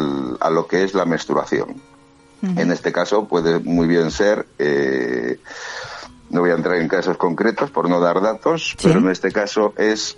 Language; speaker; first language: Spanish; native; Spanish